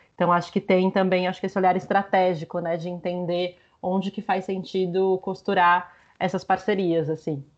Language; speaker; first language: Portuguese; early bilingual, other home language; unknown